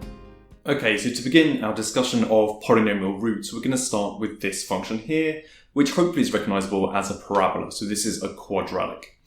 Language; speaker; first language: English; native; English